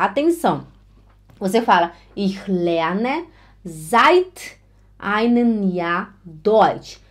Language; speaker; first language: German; non-native, fluent; Portuguese